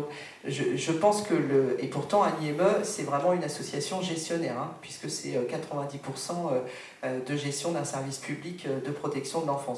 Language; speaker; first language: French; native; French